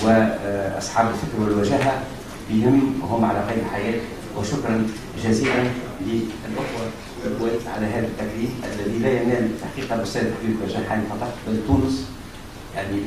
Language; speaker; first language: Arabic; native; Arabic